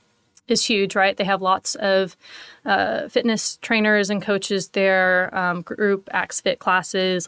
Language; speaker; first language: English; native; English